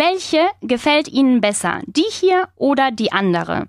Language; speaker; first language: German; non-native, fluent; Spanish